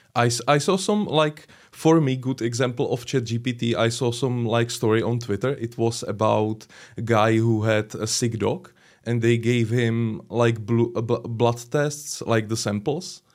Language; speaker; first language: English; non-native, learner; Czech